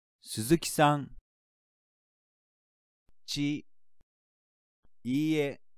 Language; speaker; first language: Japanese; non-native, learner; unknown